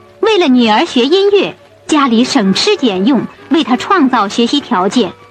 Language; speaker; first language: Chinese; native; Chinese